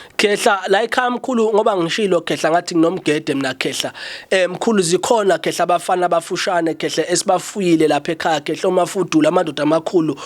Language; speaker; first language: Zulu; native; Zulu